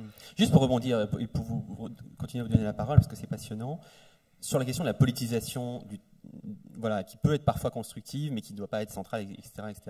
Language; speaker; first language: French; native; French